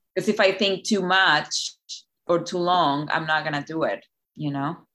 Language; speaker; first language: English; non-native, fluent; Spanish